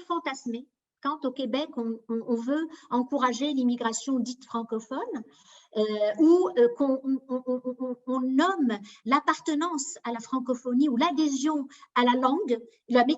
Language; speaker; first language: French; native; French